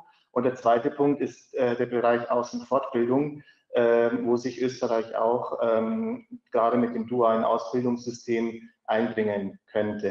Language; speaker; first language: German; native; German